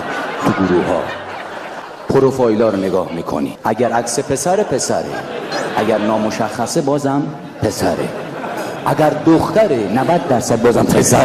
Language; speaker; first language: Persian; native; Persian